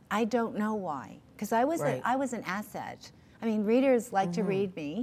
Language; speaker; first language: English; native; English